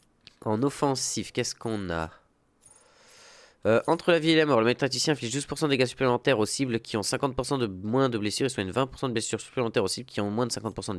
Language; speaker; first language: French; native; French